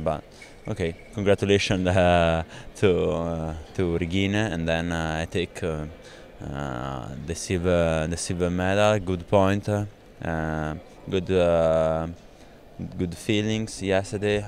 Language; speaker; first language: English; non-native, learner; Italian